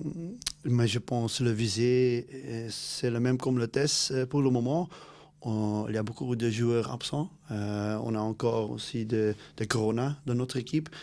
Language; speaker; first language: French; non-native, local second language; Dutch